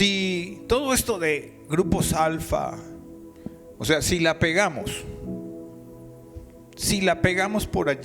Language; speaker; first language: Spanish; native; Spanish